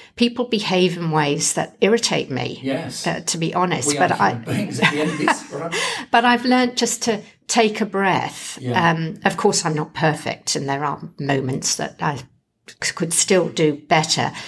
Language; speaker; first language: English; native; English